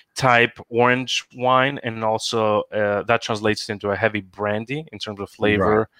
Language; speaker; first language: English; non-native, fluent; Greek